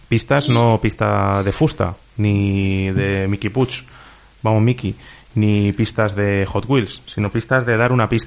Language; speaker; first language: Spanish; native; Spanish